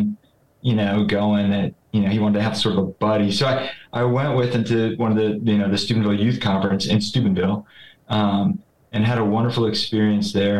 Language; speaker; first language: English; native; English